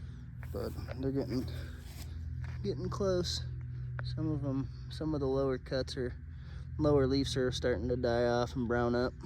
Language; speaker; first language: English; native; English